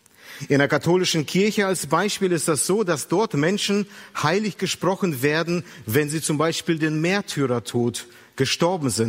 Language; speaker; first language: German; native; German